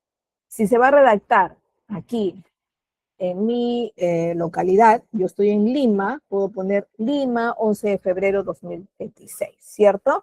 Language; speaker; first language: Spanish; native; Spanish